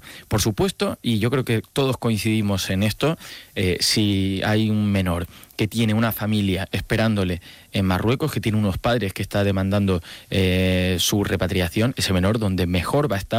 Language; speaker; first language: Spanish; native; Spanish